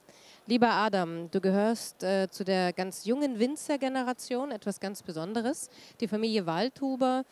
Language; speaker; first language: German; native; German